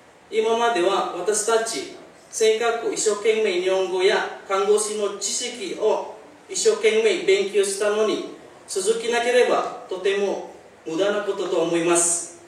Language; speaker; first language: Japanese; non-native, learner; Indonesian